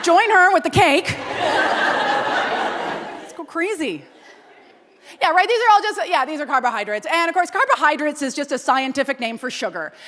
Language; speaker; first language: English; native; English